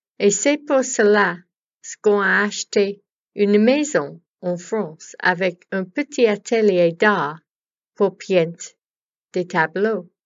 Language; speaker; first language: French; non-native, learner; English